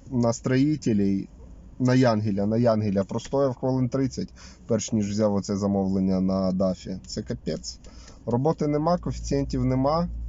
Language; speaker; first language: Ukrainian; non-native, local second language; Russian